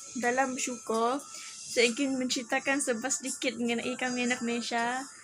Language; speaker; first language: Malay; native; Malay